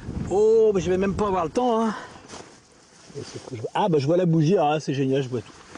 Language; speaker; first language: French; native; French